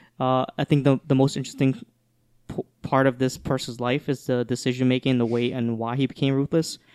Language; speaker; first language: English; native; English